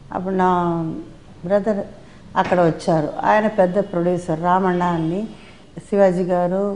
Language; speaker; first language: Telugu; non-native, local second language; Tamil